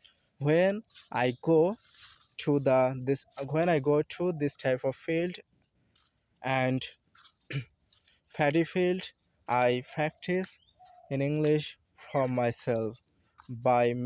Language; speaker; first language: English; non-native, learner; Bangla